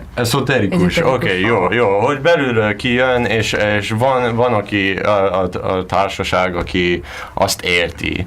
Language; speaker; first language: Hungarian; non-native, learner; English